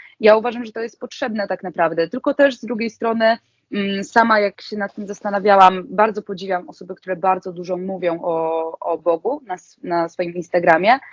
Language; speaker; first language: Polish; native; Polish